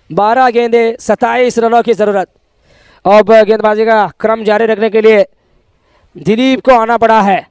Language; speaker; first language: Hindi; native; Hindi